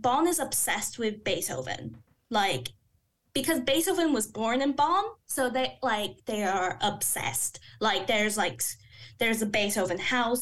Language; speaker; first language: English; native; English